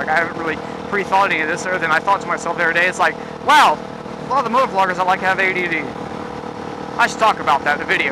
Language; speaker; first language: English; native; English